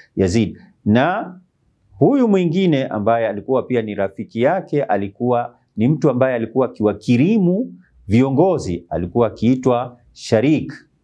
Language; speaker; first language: Swahili; native; Swahili